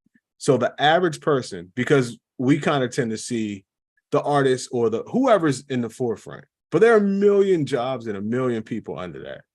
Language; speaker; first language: English; native; English